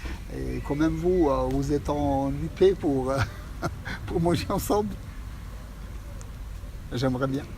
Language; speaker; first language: French; non-native, learner; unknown